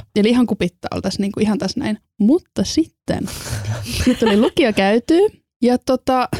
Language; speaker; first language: Finnish; early bilingual, other home language; Estonian